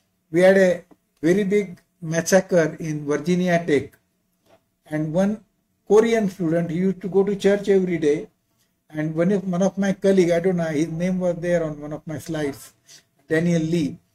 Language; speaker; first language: English; non-native, local second language; Marathi